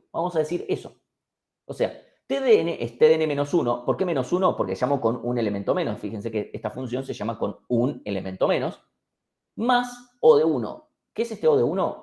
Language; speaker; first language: Spanish; native; Spanish